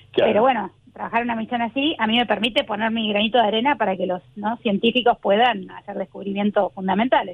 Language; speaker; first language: Spanish; native; Spanish